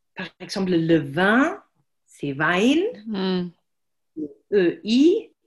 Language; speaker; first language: French; non-native, fluent; German